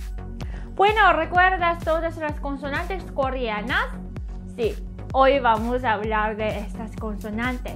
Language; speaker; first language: Spanish; non-native, learner; Korean